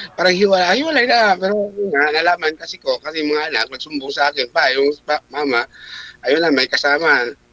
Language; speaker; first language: Filipino; non-native, local second language; Cebuano